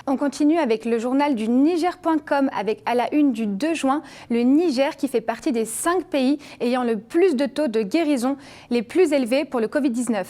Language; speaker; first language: French; native; French